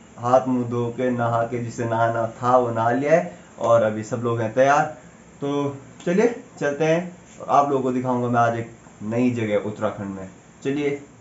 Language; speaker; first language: Hindi; native; Hindi